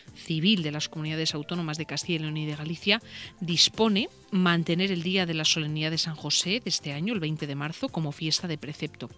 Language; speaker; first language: Spanish; native; Spanish